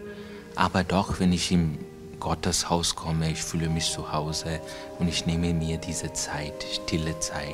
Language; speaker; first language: German; non-native, fluent; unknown